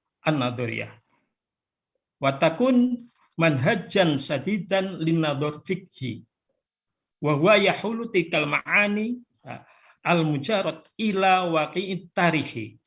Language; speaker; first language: Arabic; non-native, fluent; Indonesian